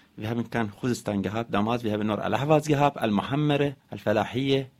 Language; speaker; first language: German; non-native, learner; Arabic